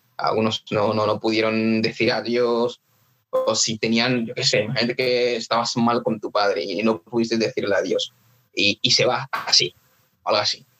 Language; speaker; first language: Spanish; early bilingual, other home language; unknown